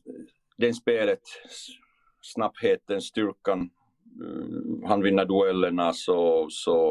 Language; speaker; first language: Swedish; non-native, fluent; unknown